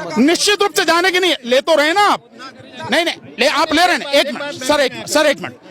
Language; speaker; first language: Hindi; native; Hindi